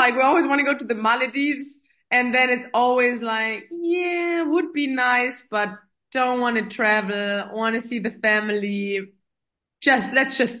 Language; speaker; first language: English; non-native, fluent; German